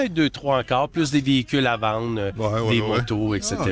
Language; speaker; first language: French; native; French